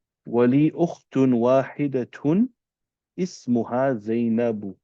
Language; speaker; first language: Arabic; non-native, fluent; English